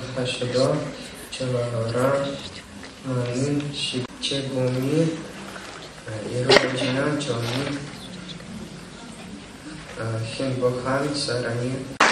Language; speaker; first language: Korean; non-native, learner; Russian